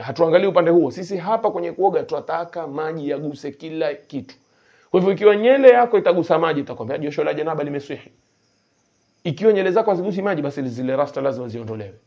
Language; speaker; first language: Swahili; native; Swahili